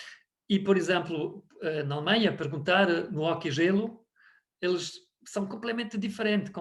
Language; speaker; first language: Portuguese; non-native, fluent; German